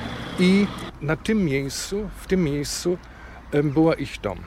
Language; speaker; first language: Polish; non-native, fluent; German